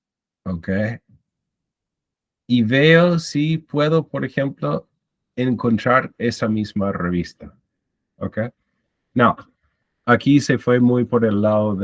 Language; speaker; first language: Spanish; non-native, fluent; English